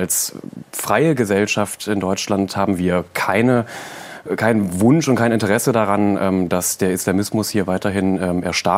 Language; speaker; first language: German; native; German